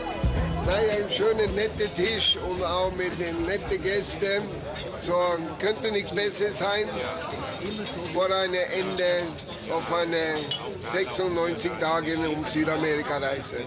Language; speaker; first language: German; non-native, fluent; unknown